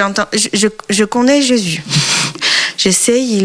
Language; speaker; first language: French; non-native, learner; Chinese